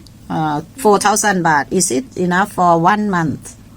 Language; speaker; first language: English; non-native, learner; Thai